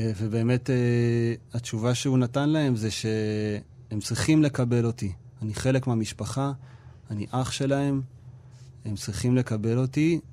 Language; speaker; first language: Hebrew; native; Hebrew